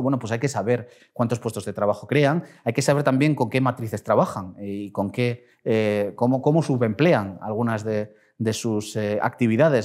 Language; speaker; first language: Spanish; native; Spanish